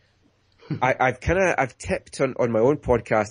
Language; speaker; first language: English; native; English